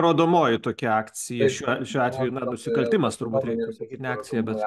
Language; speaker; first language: Lithuanian; native; Lithuanian